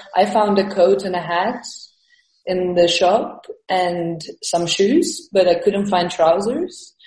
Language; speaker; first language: English; early bilingual, other home language; Estonian